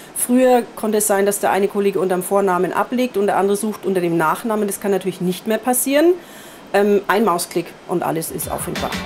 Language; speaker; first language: German; native; German